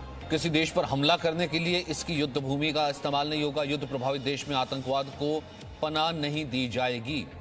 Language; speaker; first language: Hindi; native; Hindi